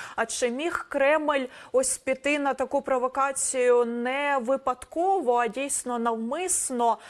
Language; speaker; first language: Ukrainian; native; Ukrainian